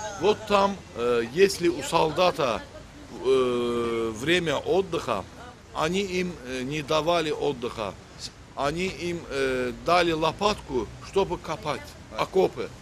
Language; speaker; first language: Russian; non-native, local second language; Azerbaijani